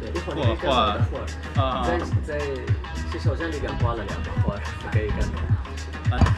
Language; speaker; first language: Chinese; non-native, fluent; Arabic